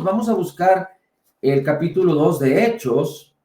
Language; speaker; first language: Spanish; native; Spanish